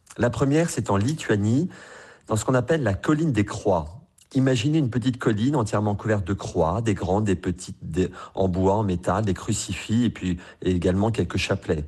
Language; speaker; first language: French; native; French